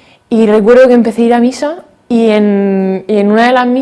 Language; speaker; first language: Spanish; native; Spanish